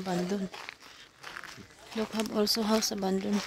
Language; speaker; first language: English; non-native, learner; Filipino